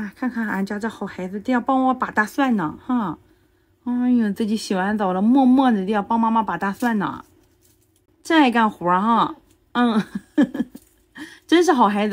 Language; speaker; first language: Chinese; native; Chinese